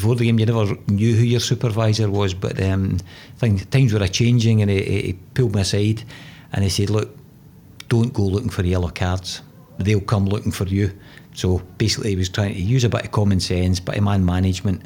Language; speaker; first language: English; native; English